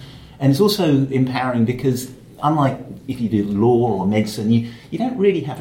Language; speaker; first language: English; native; English